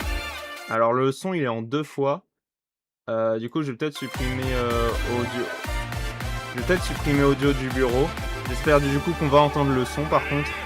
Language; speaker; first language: French; native; French